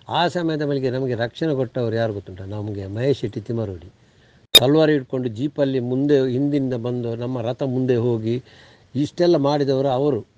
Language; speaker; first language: Kannada; non-native, local second language; Tulu